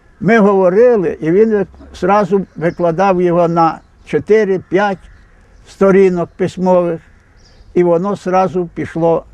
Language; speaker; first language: Ukrainian; native; Ukrainian